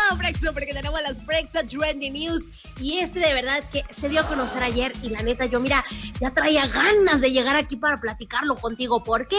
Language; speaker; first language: Spanish; native; Spanish